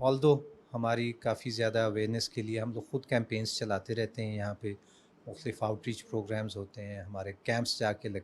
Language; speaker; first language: Urdu; native; Urdu